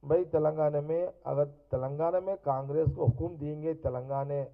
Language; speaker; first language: Hindi; non-native, local second language; Telugu